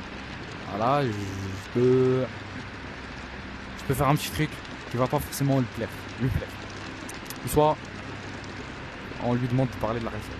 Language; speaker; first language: French; native; French